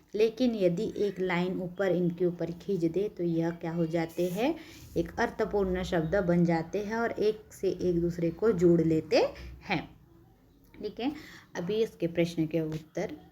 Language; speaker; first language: Hindi; non-native, local second language; Marathi